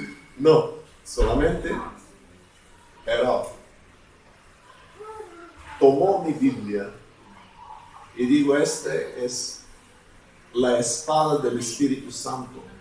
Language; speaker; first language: Spanish; non-native, fluent; Bulgarian